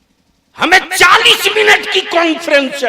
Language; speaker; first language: Urdu; native; Urdu